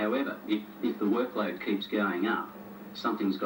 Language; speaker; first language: English; native; English